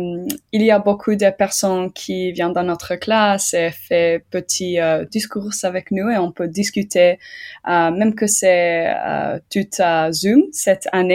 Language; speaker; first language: French; non-native, learner; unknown